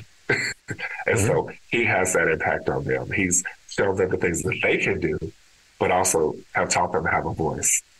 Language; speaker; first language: English; native; English